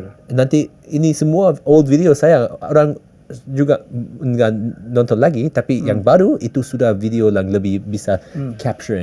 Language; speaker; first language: Indonesian; early bilingual, heritage; English